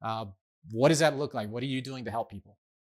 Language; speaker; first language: English; native; English